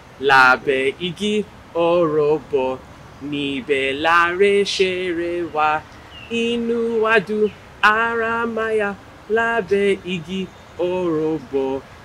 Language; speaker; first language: Yoruba; early bilingual, heritage; Yoruba